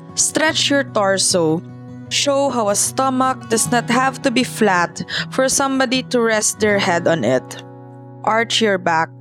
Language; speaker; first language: English; non-native, local second language; Cebuano